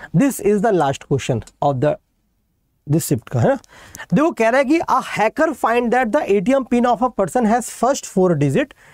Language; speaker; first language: Hindi; native; Hindi